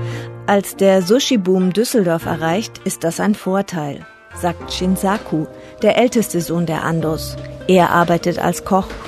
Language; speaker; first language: German; native; German